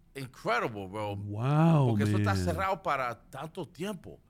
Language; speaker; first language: Spanish; early bilingual, heritage; Spanish